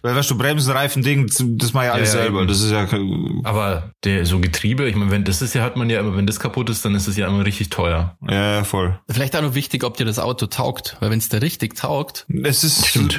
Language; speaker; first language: German; native; German